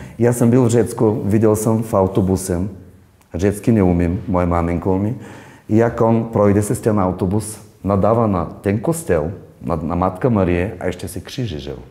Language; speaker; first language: Czech; non-native, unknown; Bulgarian